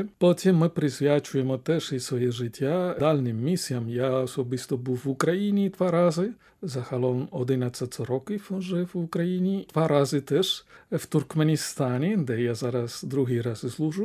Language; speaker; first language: Ukrainian; non-native, fluent; Spanish